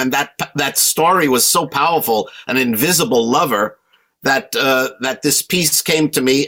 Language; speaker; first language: English; native; English